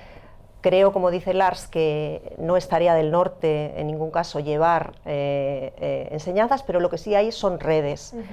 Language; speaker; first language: Spanish; native; Spanish